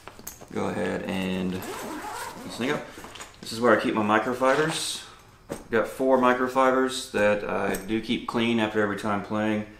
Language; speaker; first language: English; native; English